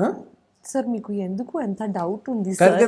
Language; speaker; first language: Telugu; non-native, learner; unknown